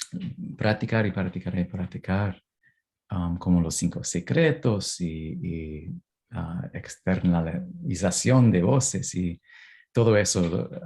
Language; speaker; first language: Spanish; non-native, fluent; English